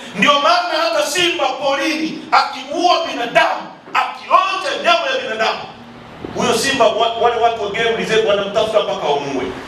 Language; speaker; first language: Swahili; native; Swahili